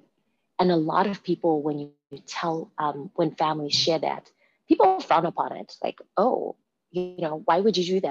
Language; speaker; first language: English; non-native, local second language; Shona